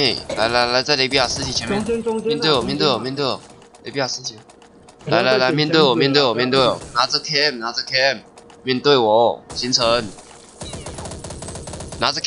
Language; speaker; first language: Chinese; native; Chinese